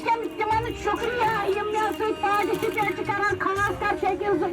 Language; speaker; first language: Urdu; non-native, local second language; Kashmiri